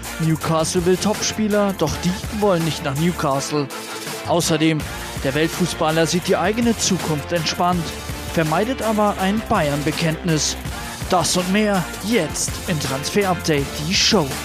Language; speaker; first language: German; native; German